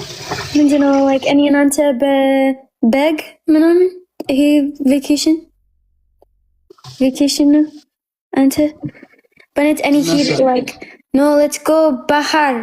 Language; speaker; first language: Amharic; non-native, learner; English